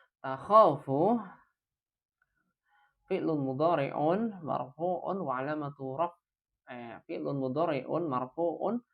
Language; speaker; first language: Arabic; non-native, fluent; Indonesian